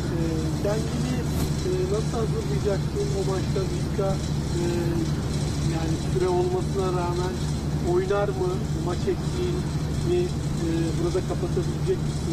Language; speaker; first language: Turkish; native; Turkish